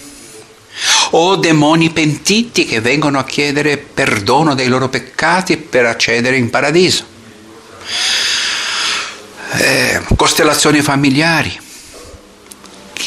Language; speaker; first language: Italian; non-native, fluent; Portuguese